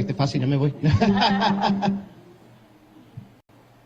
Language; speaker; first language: Spanish; early bilingual, heritage; English